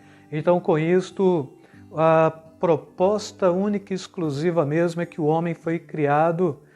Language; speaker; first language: Portuguese; native; Portuguese